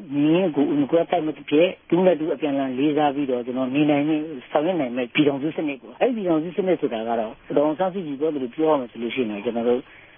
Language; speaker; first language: Burmese; non-native, local second language; S'gaw Karen